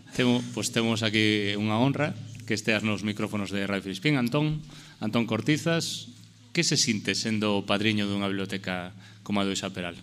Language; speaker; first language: Galician; non-native, local second language; Spanish